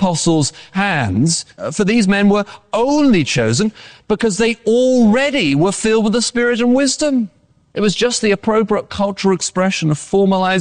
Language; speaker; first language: English; native; English